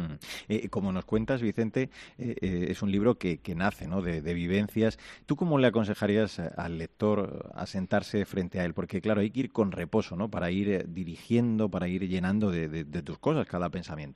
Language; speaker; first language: Spanish; native; Spanish